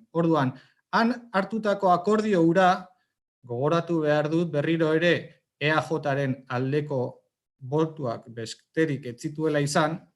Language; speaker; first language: Basque; native; Basque